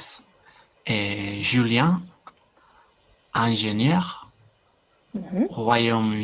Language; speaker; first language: French; non-native, learner; Basque